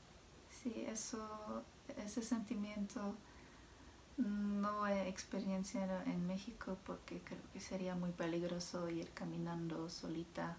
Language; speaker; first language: Spanish; non-native, fluent; Czech